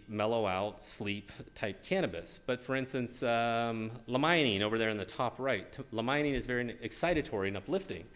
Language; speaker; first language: English; native; English